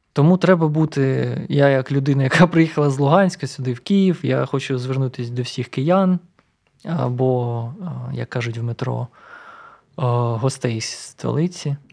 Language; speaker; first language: Ukrainian; non-native, local second language; Russian